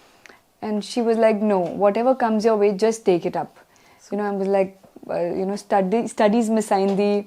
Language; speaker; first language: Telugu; non-native, learner; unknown